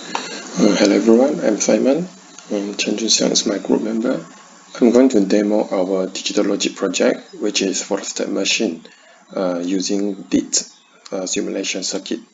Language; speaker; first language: English; non-native, learner; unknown